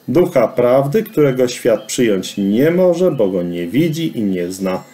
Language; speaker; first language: Polish; native; Polish